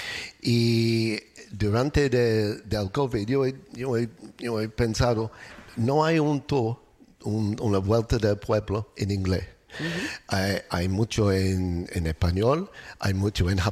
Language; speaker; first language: Spanish; non-native, learner; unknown